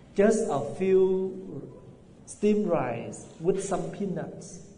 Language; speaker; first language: English; non-native, fluent; Vietnamese